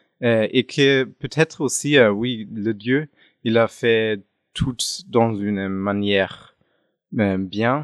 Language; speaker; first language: French; non-native, fluent; German